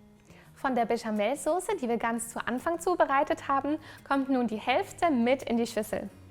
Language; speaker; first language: German; native; German